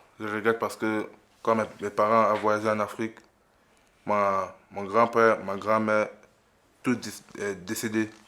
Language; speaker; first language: French; non-native, learner; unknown